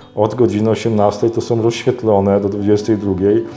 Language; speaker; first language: Polish; native; Polish